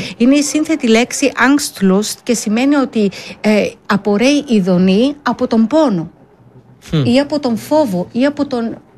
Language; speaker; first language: Greek; early bilingual, heritage; Greek